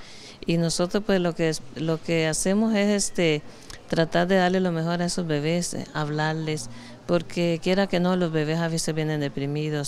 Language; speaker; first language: Spanish; native; Spanish